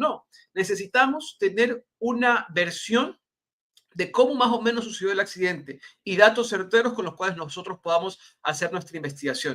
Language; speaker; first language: Spanish; native; Spanish